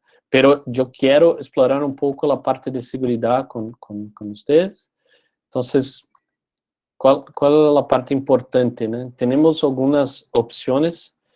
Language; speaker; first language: Spanish; non-native, learner; Portuguese